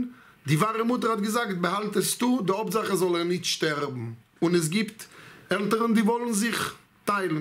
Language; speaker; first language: German; non-native, fluent; Hebrew